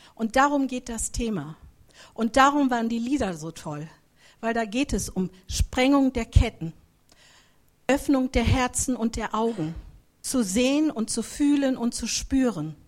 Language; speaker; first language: German; native; German